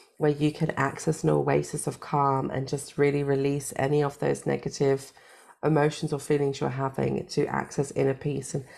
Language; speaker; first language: English; native; English